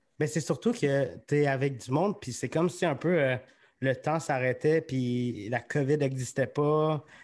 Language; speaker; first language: French; native; French